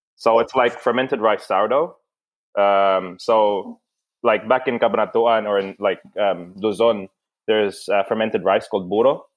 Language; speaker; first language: English; non-native, local second language; Filipino